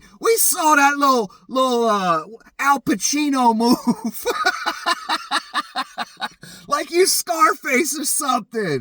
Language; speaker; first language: English; native; English